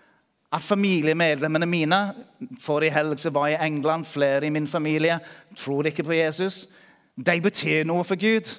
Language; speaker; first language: Norwegian; non-native, fluent; English